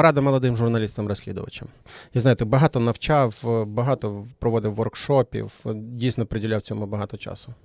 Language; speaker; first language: Ukrainian; native; Ukrainian